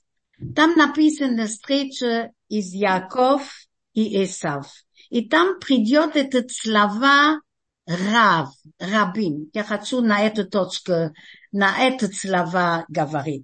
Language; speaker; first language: Russian; early bilingual, heritage; Russian